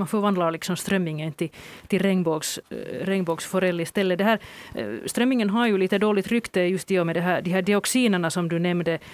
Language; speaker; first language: Swedish; native; Swedish